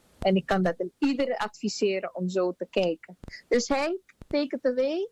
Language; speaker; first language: Dutch; native; Dutch